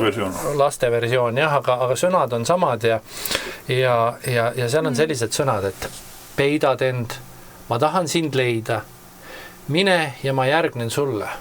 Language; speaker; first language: Estonian; native; Estonian